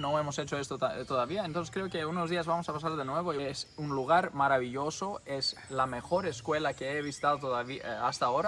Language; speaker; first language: Spanish; non-native, fluent; Greek